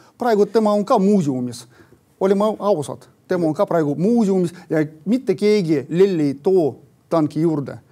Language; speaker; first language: Estonian; non-native, local second language; Russian